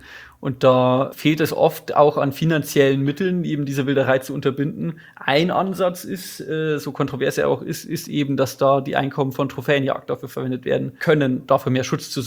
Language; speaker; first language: German; native; German